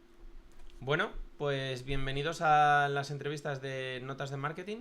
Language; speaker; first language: Spanish; native; Spanish